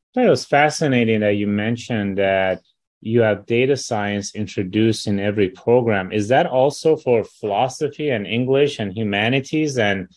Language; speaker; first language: English; early bilingual, other home language; Persian